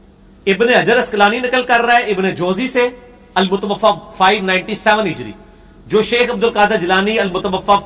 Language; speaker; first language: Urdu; non-native, local second language; Punjabi